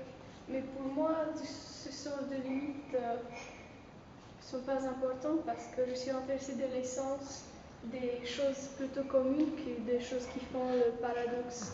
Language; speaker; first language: French; non-native, fluent; Romanian